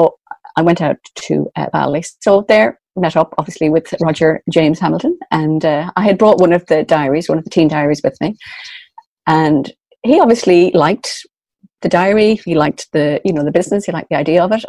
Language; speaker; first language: English; native; English